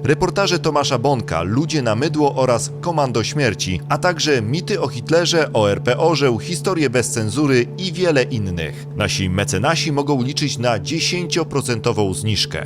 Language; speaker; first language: Polish; native; Polish